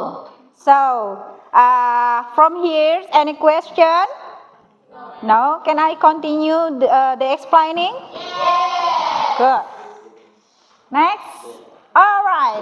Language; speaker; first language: English; non-native, learner; Indonesian